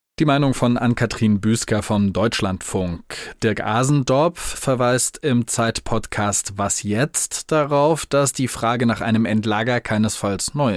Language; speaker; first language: German; native; German